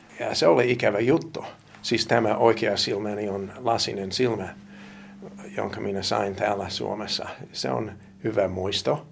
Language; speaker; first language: Finnish; non-native, fluent; English